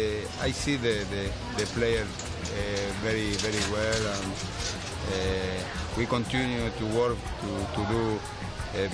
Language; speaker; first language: English; non-native, learner; Spanish